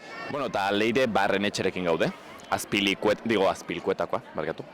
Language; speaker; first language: Basque; native; Basque